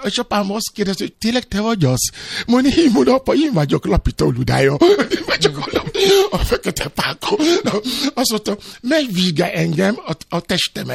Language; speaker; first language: Hungarian; non-native, learner; Albanian